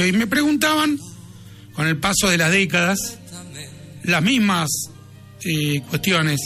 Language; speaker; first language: Spanish; native; Spanish